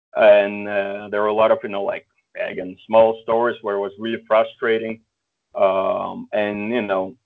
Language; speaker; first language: English; early bilingual, other home language; Russian